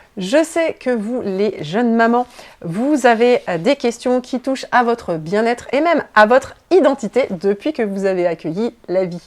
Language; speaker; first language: French; native; French